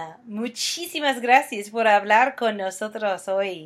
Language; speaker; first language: Spanish; non-native, fluent; English